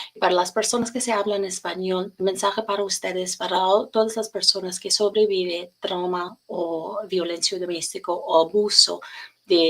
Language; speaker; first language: Spanish; non-native, learner; English